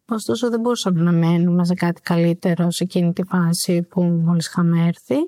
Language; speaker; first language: Greek; early bilingual, other home language; Albanian